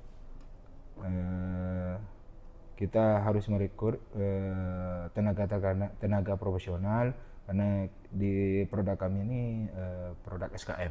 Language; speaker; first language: Indonesian; non-native, local second language; Madurese